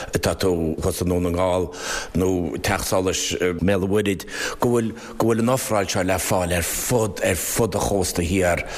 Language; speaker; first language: Irish; native; Irish